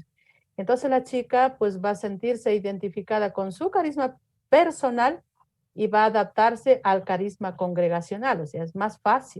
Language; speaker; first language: Spanish; native; Spanish